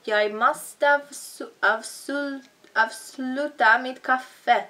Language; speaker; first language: Swedish; non-native, learner; Italian